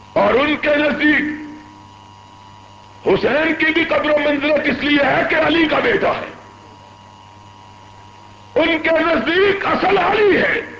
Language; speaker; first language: Urdu; non-native, local second language; Punjabi